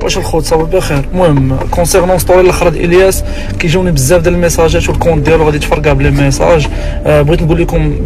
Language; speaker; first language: Arabic; native; Arabic